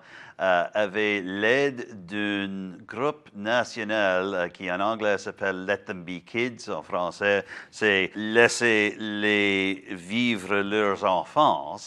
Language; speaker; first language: French; non-native, learner; English